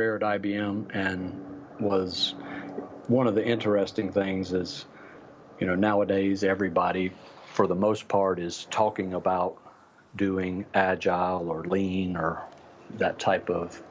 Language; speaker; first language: English; native; English